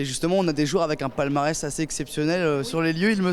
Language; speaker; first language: French; native; French